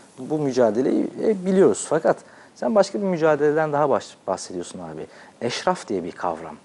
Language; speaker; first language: Turkish; native; Turkish